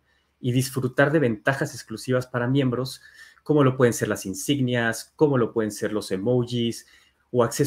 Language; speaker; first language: Spanish; native; Spanish